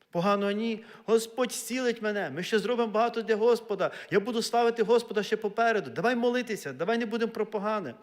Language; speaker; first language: Ukrainian; native; Ukrainian